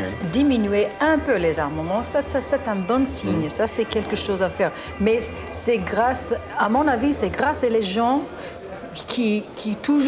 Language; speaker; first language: French; non-native, learner; English